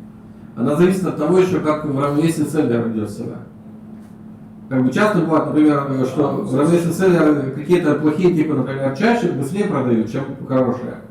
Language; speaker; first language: Russian; native; Russian